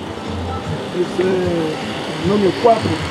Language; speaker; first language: Spanish; non-native, learner; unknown